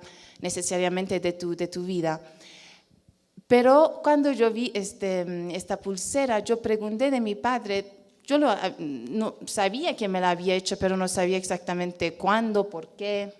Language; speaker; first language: Spanish; non-native, fluent; Persian